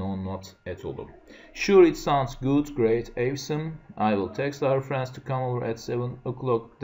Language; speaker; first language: English; non-native, fluent; Turkish